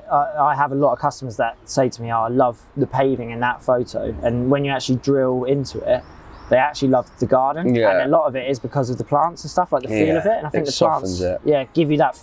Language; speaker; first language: English; native; English